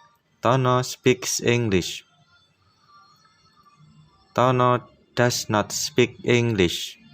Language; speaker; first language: English; non-native, fluent; Indonesian